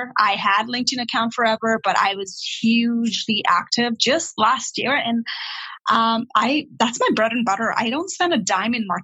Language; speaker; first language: English; non-native, local second language; Nepali